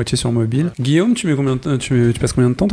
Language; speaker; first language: French; native; French